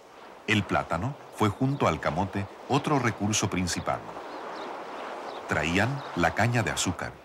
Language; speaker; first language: Spanish; native; Spanish